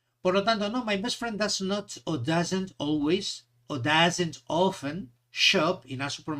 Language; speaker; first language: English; non-native, fluent; Spanish